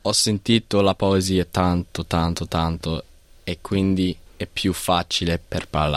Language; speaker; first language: Italian; non-native, learner; English